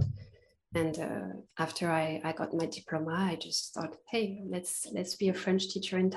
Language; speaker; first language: English; non-native, fluent; French